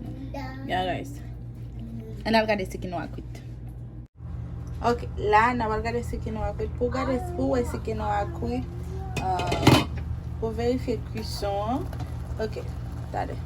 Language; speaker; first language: French; non-native, learner; Haitian Creole